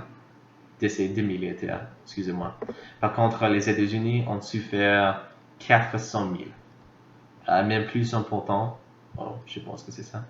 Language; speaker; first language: French; non-native, fluent; English